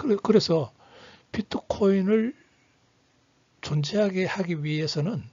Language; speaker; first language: Korean; native; Korean